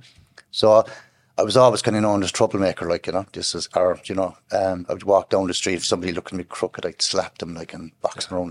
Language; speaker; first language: English; native; English